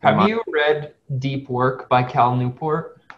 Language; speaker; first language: English; native; English